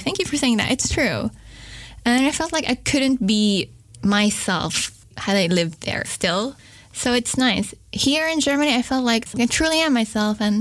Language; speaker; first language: English; native; English